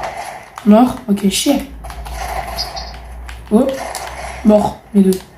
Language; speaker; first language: French; native; French